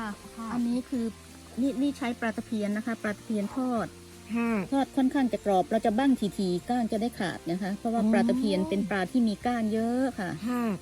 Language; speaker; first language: Thai; native; Thai